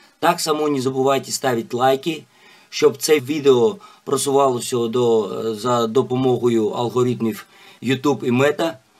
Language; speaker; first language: Ukrainian; non-native, fluent; Russian